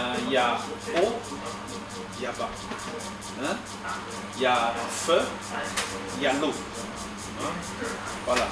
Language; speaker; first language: French; non-native, fluent; Chinese